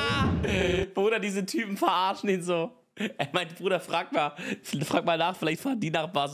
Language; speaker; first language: German; native; German